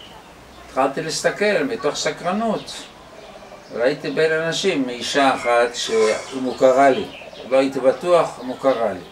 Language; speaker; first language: Hebrew; non-native, fluent; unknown